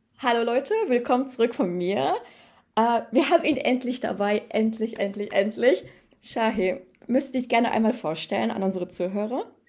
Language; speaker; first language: German; native; German